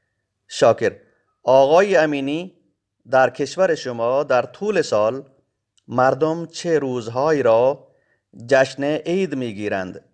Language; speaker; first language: Persian; non-native, fluent; Urdu